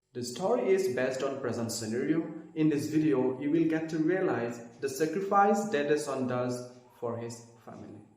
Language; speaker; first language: English; non-native, local second language; Assamese